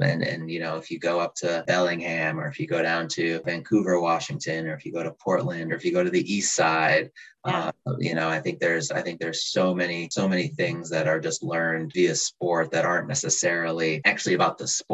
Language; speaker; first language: English; native; English